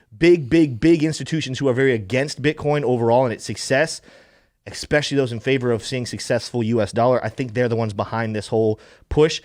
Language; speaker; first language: English; native; English